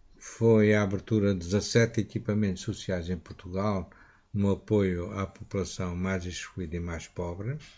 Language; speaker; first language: Portuguese; native; Portuguese